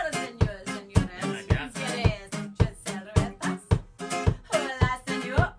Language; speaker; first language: Spanish; non-native, learner; English